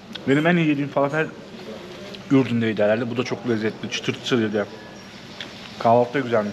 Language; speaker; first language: Turkish; native; Turkish